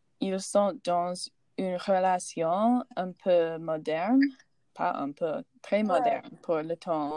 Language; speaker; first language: French; non-native, learner; English